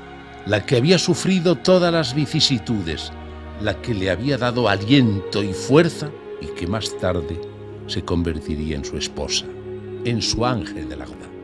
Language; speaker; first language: Spanish; native; Spanish